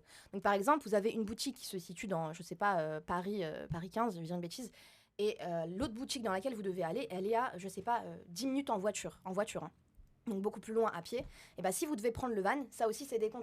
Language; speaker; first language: French; native; French